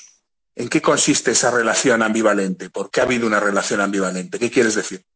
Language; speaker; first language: Spanish; native; Spanish